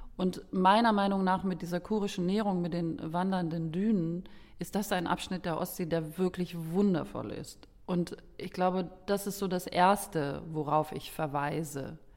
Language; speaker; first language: German; early bilingual, other home language; Lithuanian